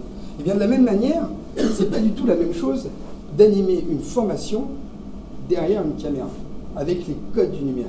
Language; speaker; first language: French; native; French